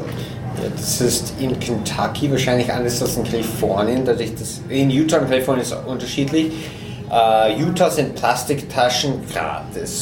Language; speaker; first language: German; non-native, fluent; English